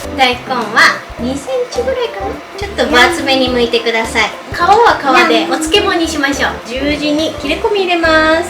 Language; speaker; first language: Japanese; native; Japanese